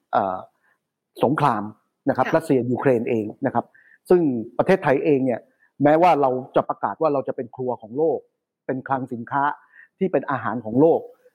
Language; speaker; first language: Thai; native; Thai